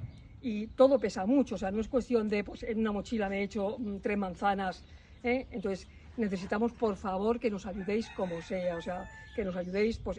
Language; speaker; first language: Spanish; native; Spanish